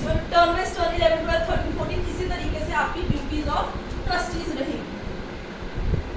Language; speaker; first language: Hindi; native; Hindi